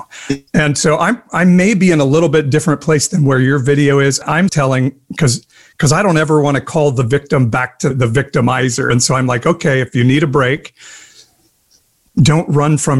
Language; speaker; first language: English; native; English